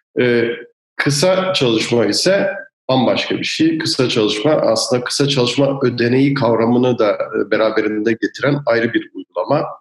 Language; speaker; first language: Turkish; native; Turkish